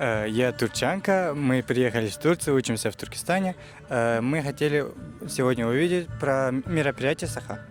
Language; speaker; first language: Russian; non-native, fluent; Turkish